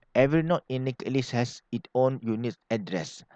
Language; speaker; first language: English; non-native, local second language; Malay